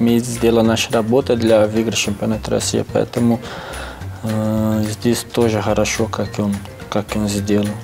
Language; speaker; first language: Russian; non-native, learner; Portuguese